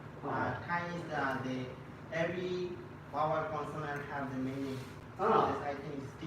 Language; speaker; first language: English; non-native, learner; Burmese